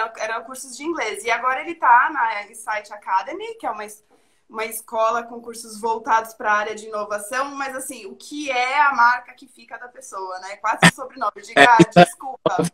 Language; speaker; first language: Portuguese; native; Portuguese